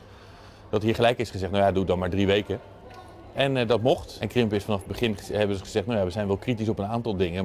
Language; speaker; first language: Dutch; native; Dutch